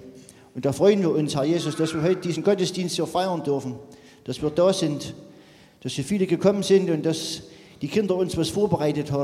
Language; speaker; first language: German; native; German